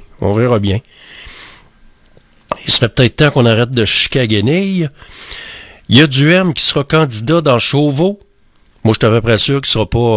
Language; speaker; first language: French; native; French